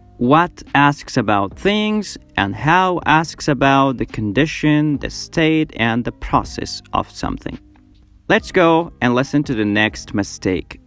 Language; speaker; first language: English; non-native, fluent; Persian